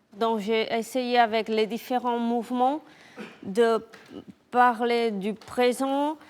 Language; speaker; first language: French; non-native, fluent; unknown